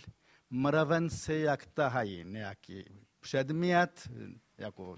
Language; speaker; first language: Czech; non-native, fluent; Kurdish